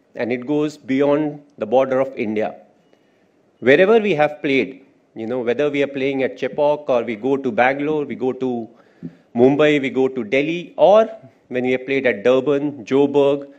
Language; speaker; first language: English; non-native, local second language; Hindi